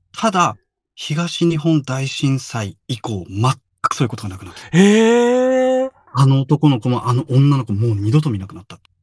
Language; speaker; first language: Japanese; native; Japanese